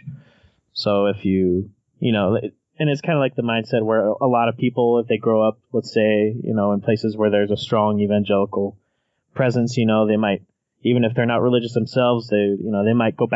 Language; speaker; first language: English; native; English